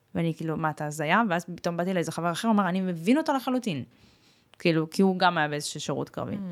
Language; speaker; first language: Hebrew; early bilingual, other home language; Russian